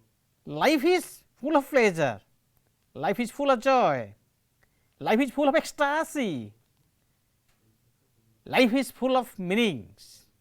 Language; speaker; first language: English; non-native, local second language; Odia